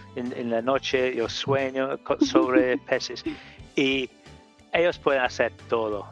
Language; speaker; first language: Spanish; non-native, learner; English